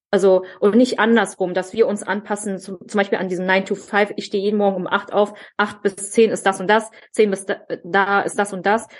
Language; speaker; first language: German; early bilingual, other home language; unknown